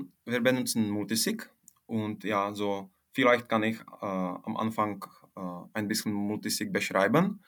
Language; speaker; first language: German; non-native, fluent; Czech